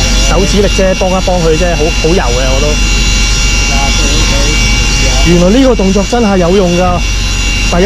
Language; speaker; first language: Chinese; native; Chinese